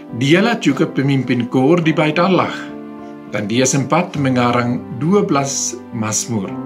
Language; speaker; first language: Indonesian; non-native, fluent; Swiss German